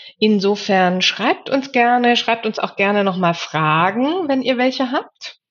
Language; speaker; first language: German; native; German